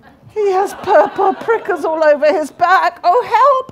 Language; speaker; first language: English; native; English